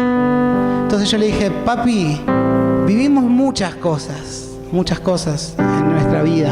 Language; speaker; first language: Spanish; native; Spanish